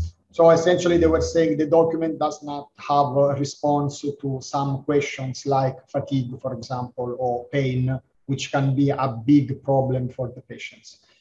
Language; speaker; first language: English; non-native, fluent; Italian